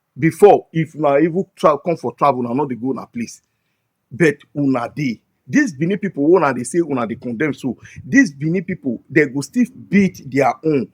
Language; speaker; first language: Nigerian Pidgin; non-native, local second language; Bini